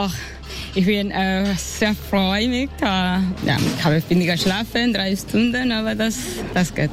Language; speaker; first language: German; non-native, learner; Spanish